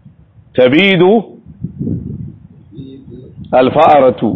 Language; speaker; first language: Arabic; non-native, fluent; Hausa